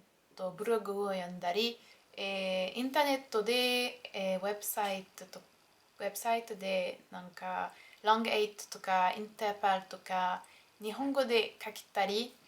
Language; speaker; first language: Japanese; non-native, learner; French